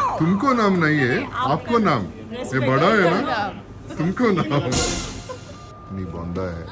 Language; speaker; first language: Hindi; non-native, local second language; Telugu